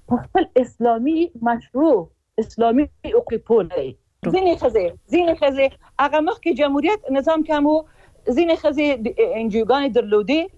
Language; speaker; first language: Pashto; non-native, local second language; Persian